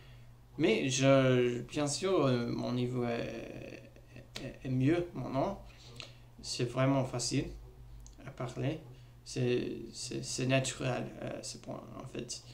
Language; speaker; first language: French; non-native, learner; English